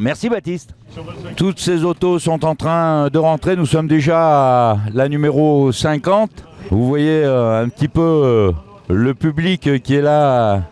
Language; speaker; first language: French; native; French